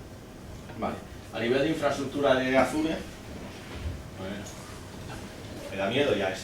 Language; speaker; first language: Spanish; native; Spanish